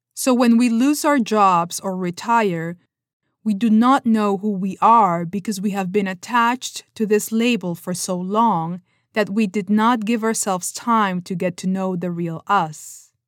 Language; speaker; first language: English; non-native, fluent; Spanish